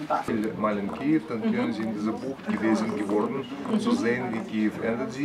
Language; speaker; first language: German; non-native, learner; Russian